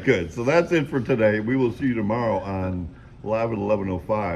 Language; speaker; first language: English; native; English